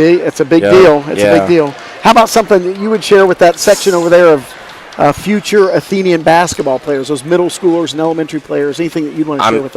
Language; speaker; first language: English; native; English